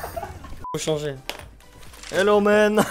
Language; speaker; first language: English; non-native, learner; French